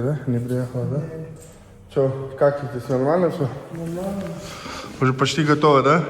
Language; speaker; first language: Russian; non-native, learner; Urdu